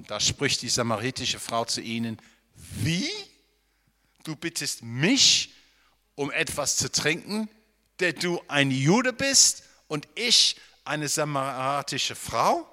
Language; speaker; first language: German; non-native, fluent; English